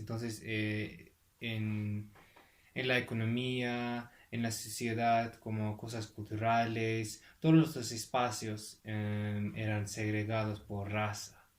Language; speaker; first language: Spanish; non-native, fluent; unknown